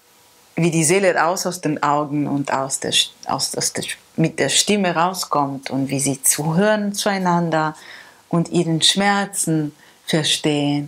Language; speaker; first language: German; non-native, fluent; Italian